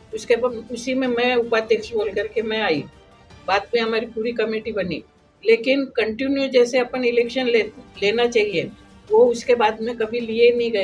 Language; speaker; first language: Hindi; non-native, local second language; Marathi